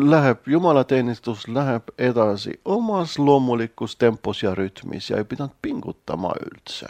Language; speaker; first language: Estonian; non-native, fluent; Swedish